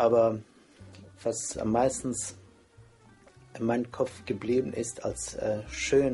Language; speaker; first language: German; non-native, fluent; Croatian